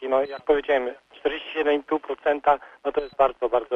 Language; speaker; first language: Polish; native; Polish